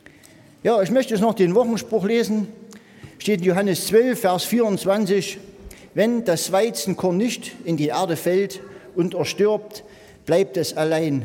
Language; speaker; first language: German; native; German